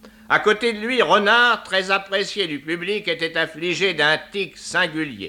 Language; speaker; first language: French; native; French